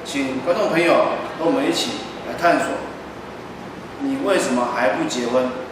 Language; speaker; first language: Chinese; native; Chinese